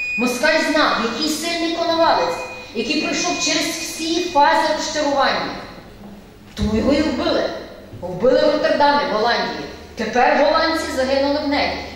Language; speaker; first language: Ukrainian; native; Ukrainian